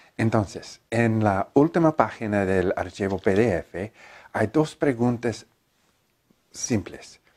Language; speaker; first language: Spanish; non-native, learner; English